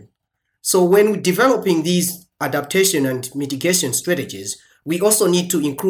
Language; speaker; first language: English; non-native, local second language; Nyanja